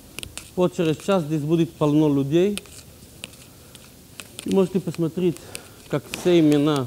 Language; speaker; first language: Russian; non-native, fluent; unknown